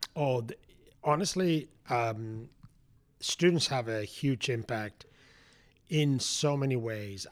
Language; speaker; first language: English; non-native, fluent; Spanish